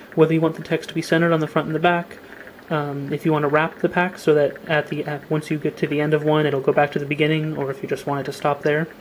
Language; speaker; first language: English; native; English